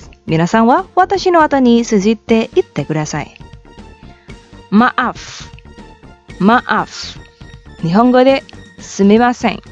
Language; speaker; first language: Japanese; non-native, fluent; Indonesian